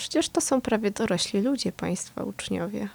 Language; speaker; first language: Polish; native; Polish